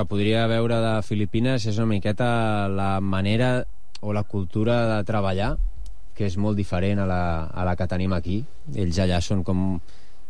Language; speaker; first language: Catalan; native; Catalan